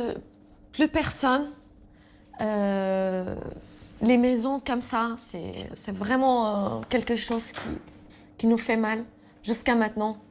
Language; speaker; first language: French; non-native, fluent; Assyrian Neo-Aramaic